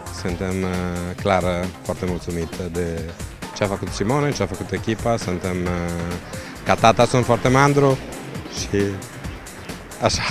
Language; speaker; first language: Romanian; non-native, fluent; Italian